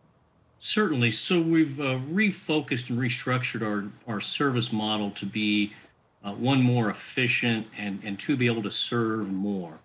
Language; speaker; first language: English; native; English